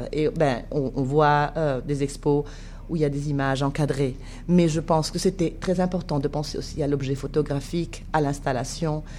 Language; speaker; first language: French; non-native, fluent; Spanish